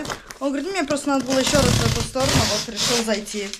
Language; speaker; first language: Russian; native; Russian